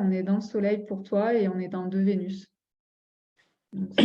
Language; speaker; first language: French; native; French